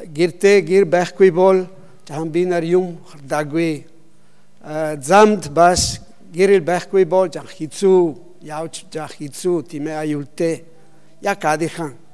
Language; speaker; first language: Mongolian; non-native, learner; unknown